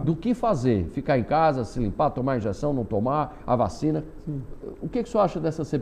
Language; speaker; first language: Portuguese; native; Portuguese